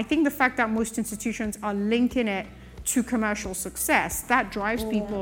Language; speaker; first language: English; non-native, local second language; Yoruba